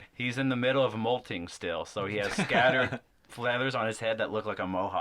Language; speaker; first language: English; native; English